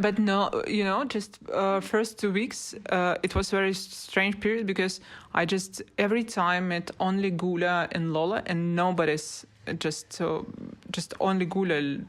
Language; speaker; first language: English; non-native, learner; Russian